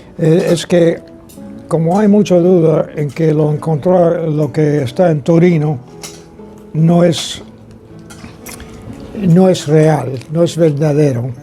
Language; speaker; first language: Spanish; non-native, fluent; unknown